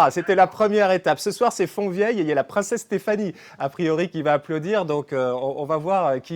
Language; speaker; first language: French; native; French